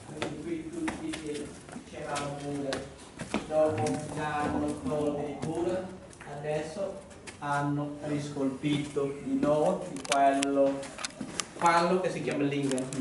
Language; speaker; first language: Italian; non-native, learner; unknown